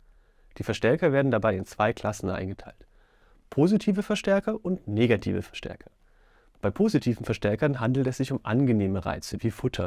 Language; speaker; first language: German; native; German